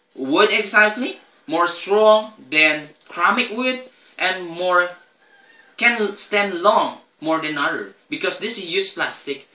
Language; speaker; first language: English; non-native, learner; Indonesian